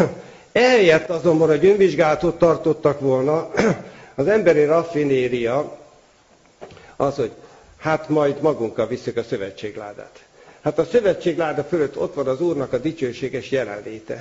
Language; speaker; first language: Hungarian; native; Hungarian